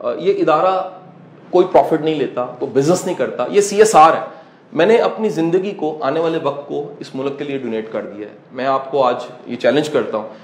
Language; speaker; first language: Urdu; non-native, local second language; Punjabi